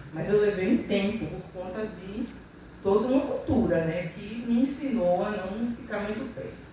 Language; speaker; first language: Portuguese; native; Portuguese